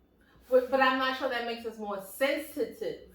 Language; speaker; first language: English; native; English